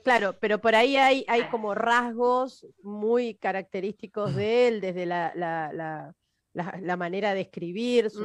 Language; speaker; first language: Spanish; native; Spanish